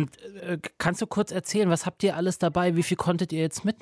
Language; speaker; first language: German; native; German